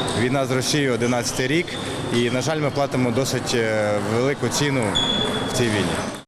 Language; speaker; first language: Ukrainian; native; Ukrainian